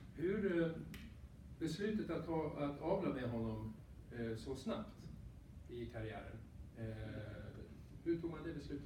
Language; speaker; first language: Swedish; native; Swedish